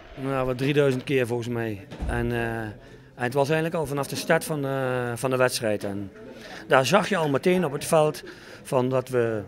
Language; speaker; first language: Dutch; native; Dutch